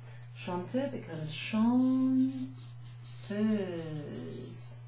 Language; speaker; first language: French; non-native, fluent; English